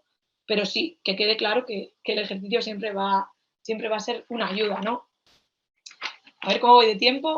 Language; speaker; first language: Spanish; native; Spanish